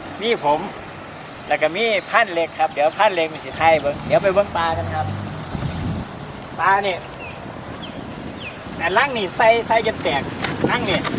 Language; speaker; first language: Thai; non-native, local second language; Northeastern Thai